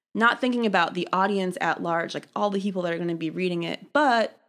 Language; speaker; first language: English; native; English